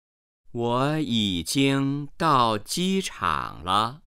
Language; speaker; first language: Chinese; non-native, learner; Vietnamese